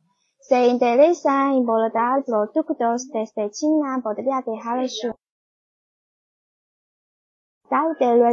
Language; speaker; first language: Spanish; non-native, learner; Chinese